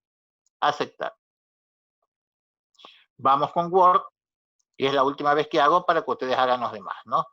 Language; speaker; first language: Spanish; native; Spanish